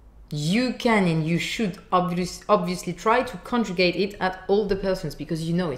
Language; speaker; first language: English; non-native, fluent; French